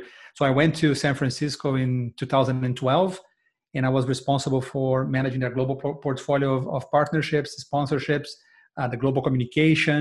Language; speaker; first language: English; non-native, fluent; Portuguese